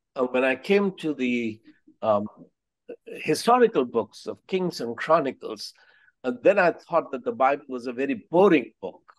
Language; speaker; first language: English; non-native, local second language; Hindi